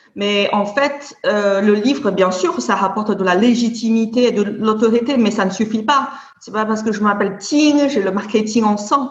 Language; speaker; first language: French; non-native, fluent; Chinese